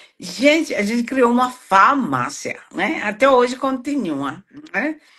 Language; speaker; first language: Portuguese; non-native, fluent; Swahili